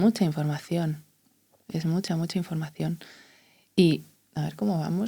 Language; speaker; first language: Spanish; native; Spanish